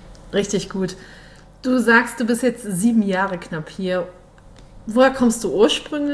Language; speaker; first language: German; native; German